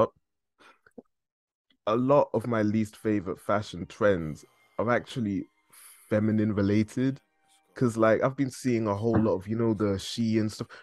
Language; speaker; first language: English; native; English